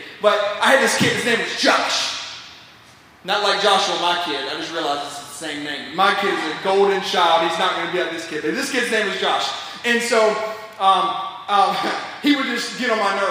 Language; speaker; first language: English; native; English